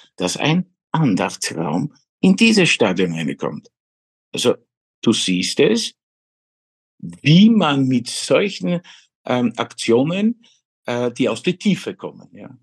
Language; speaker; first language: German; non-native, fluent; Polish